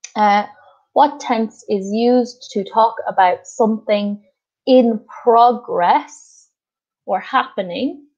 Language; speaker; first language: English; native; English